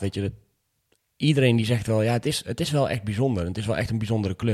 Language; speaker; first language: Dutch; native; Dutch